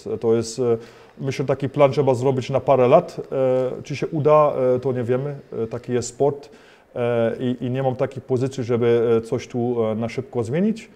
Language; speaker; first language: Polish; early bilingual, heritage; Polish